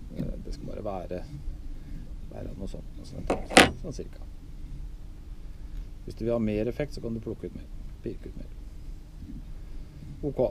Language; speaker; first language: Norwegian; native; Norwegian